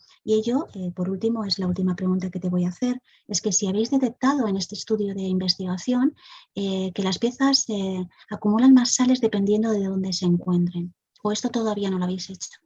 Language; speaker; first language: Spanish; native; Spanish